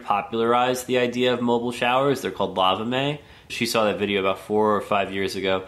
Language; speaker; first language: English; native; English